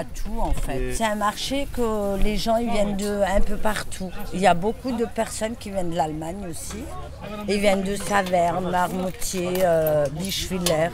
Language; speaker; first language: French; early bilingual, other home language; Turkish